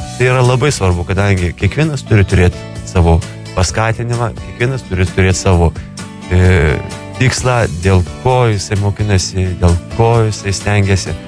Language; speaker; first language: Lithuanian; native; Lithuanian